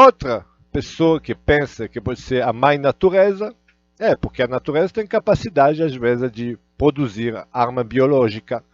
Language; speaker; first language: Portuguese; non-native, fluent; Russian